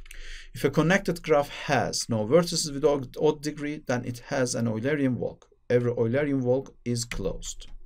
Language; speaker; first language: English; non-native, fluent; Turkish